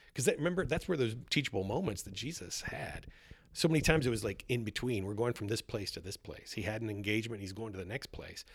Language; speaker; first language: English; native; English